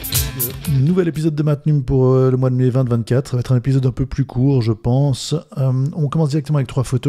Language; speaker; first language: French; native; French